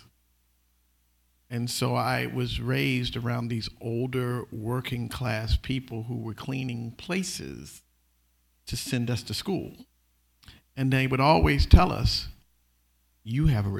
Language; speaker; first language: English; native; English